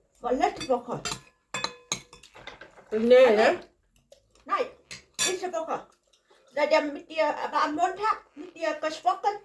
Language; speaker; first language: German; non-native, learner; Thai